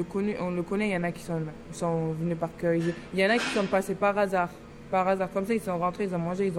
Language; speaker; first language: French; non-native, learner; Arabic